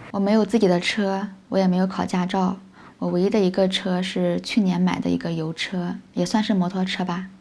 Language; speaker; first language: Chinese; native; Chinese